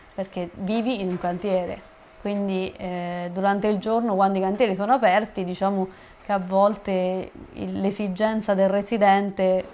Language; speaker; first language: Italian; native; Italian